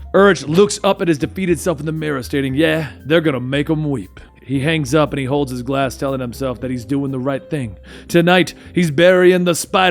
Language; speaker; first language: English; native; English